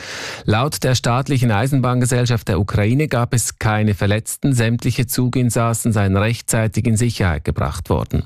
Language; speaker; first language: German; native; German